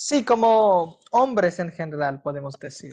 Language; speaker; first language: Spanish; non-native, fluent; Hindi